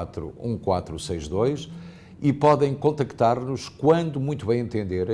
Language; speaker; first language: Portuguese; native; Portuguese